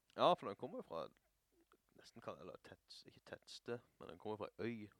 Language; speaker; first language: Norwegian; native; Norwegian